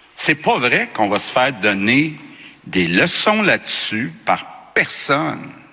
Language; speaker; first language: French; native; French